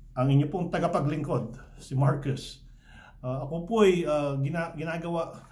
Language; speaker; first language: Filipino; early bilingual, heritage; Filipino